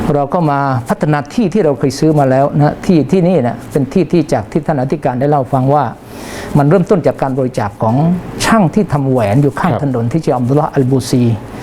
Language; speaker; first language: Thai; non-native, local second language; Malay